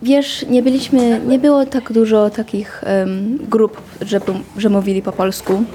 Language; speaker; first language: Polish; early bilingual, heritage; Polish